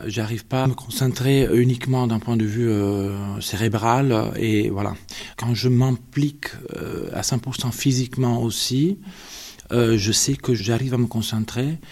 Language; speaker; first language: French; non-native, learner; Spanish